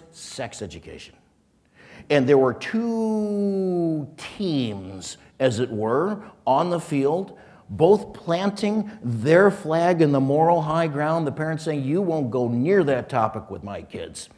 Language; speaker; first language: English; native; English